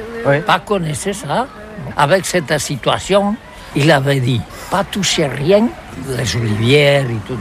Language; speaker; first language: French; non-native, learner; Catalan